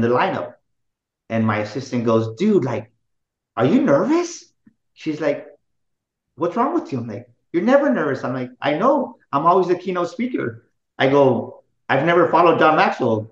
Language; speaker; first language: English; native; English